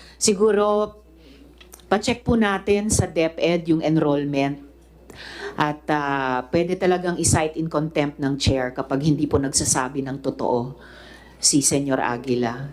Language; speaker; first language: Filipino; native; Filipino